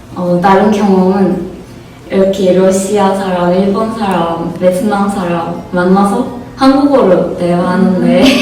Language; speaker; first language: Korean; non-native, fluent; Turkish